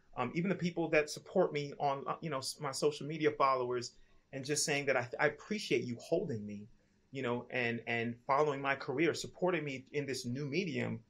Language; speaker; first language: English; native; English